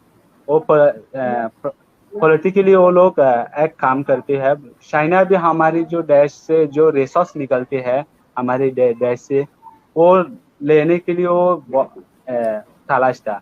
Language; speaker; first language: Hindi; non-native, learner; Rohingya